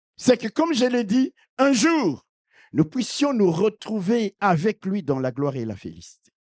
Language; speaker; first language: French; non-native, local second language; Lingala